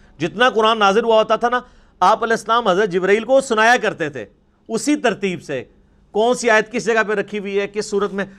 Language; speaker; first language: Urdu; non-native, local second language; Punjabi